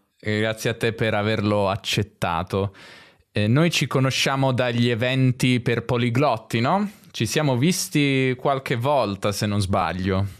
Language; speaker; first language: Italian; native; Italian